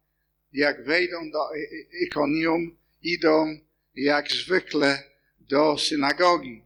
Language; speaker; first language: Polish; non-native, fluent; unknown